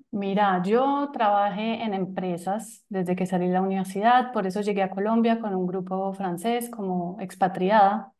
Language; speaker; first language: Spanish; non-native, fluent; French